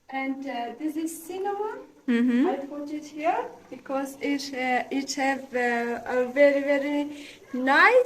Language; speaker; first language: English; non-native, learner; Persian